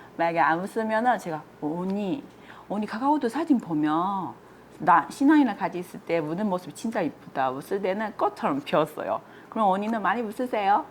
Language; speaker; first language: Korean; non-native, fluent; Chinese